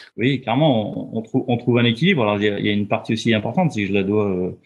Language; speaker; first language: French; native; French